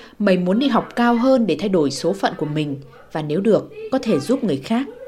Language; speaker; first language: Vietnamese; native; Vietnamese